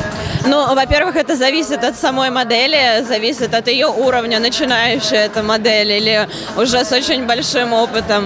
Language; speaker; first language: Russian; native; Russian